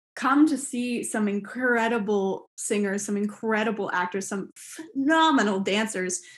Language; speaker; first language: English; native; English